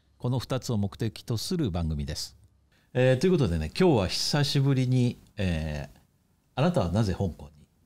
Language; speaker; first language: Japanese; native; Japanese